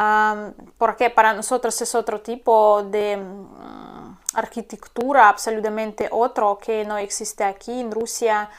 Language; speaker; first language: Spanish; non-native, fluent; Russian